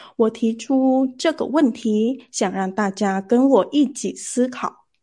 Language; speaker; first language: Chinese; non-native, learner; Vietnamese